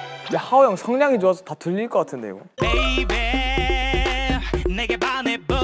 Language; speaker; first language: Korean; native; Korean